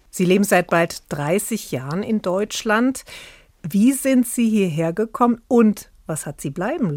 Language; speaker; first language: German; native; German